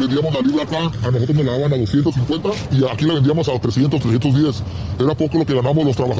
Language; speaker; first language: Spanish; native; Spanish